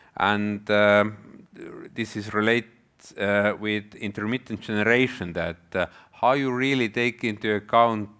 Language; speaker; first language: English; non-native, fluent; Estonian